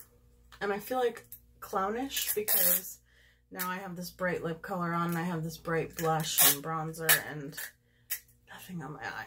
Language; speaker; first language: English; native; English